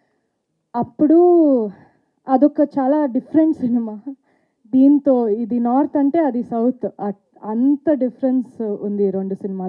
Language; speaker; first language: Telugu; non-native, fluent; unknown